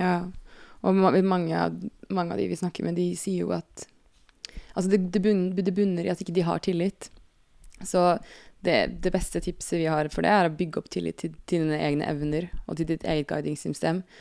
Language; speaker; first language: Norwegian; native; Norwegian